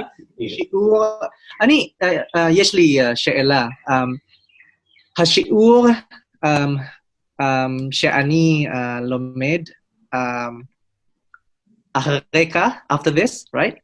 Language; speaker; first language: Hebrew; non-native, learner; Indonesian